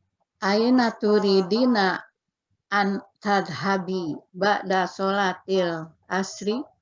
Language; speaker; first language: Arabic; non-native, learner; Indonesian